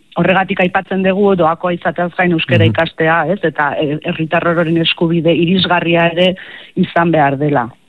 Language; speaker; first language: Basque; native; Basque